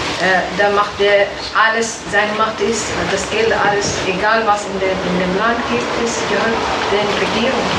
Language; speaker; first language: German; non-native, learner; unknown